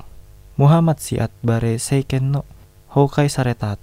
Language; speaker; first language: Japanese; non-native, fluent; Indonesian